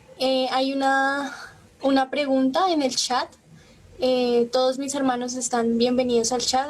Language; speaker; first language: Spanish; native; Spanish